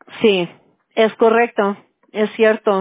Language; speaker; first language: Spanish; early bilingual, heritage; English